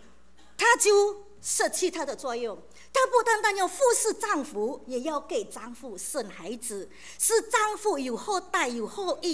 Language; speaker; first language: Chinese; native; Chinese